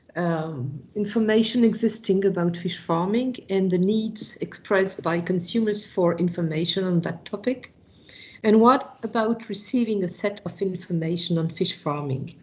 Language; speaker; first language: English; non-native, fluent; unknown